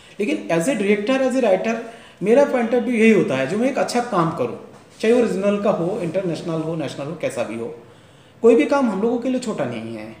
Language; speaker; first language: Hindi; non-native, local second language; Bangla